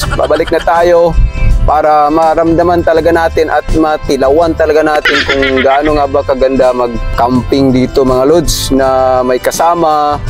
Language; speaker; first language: Filipino; non-native, local second language; Cebuano